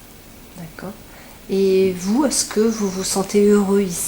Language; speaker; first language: French; native; French